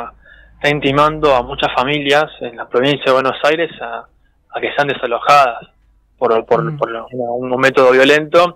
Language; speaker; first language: Spanish; native; Spanish